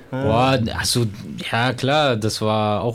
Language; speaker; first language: German; non-native, fluent; French